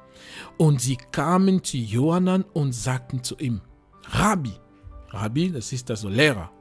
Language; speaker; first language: German; non-native, fluent; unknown